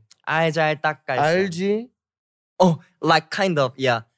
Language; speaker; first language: English; non-native, learner; Korean